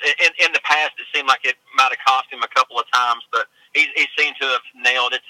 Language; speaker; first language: English; native; English